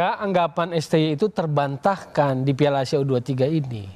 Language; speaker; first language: Indonesian; native; Indonesian